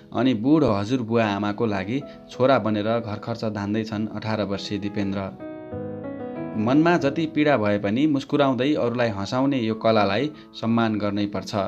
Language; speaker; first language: Nepali; native; Nepali